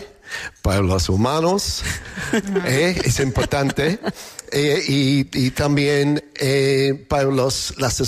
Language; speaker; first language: Spanish; non-native, learner; English